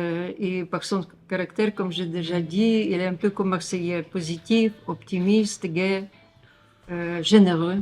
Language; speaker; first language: French; non-native, learner; Ukrainian